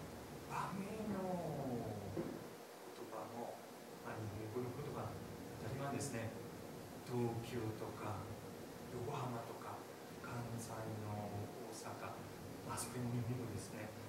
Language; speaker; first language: Japanese; non-native, fluent; French